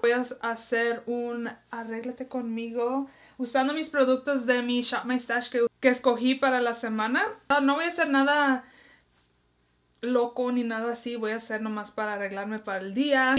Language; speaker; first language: Spanish; early bilingual, heritage; Spanish